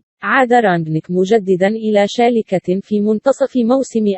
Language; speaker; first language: Arabic; native; Arabic